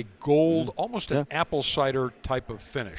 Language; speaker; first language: English; native; English